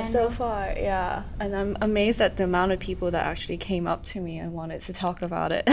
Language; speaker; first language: English; non-native, local second language; Cantonese